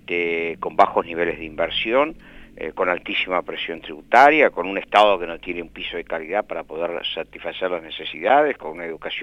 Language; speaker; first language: Spanish; native; Spanish